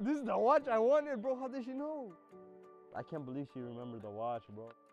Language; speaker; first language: English; early bilingual, other home language; Spanish